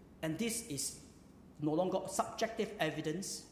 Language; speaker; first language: English; non-native, local second language; Chinese